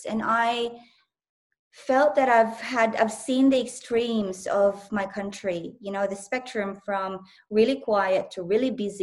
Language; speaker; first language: English; non-native, local second language; Cebuano